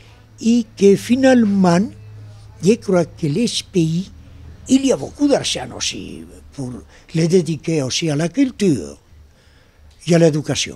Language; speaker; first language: French; non-native, learner; Spanish